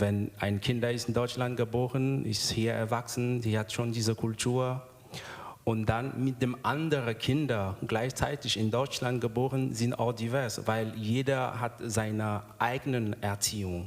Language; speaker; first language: German; non-native, learner; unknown